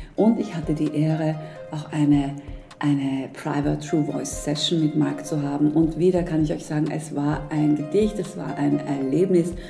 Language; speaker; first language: German; native; German